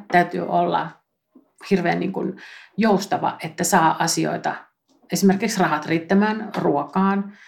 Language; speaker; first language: Finnish; native; Finnish